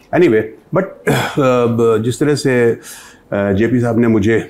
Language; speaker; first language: Hindi; native; Hindi